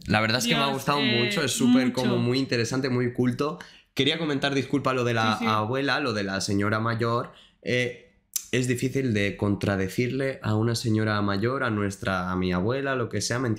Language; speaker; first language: Spanish; native; Spanish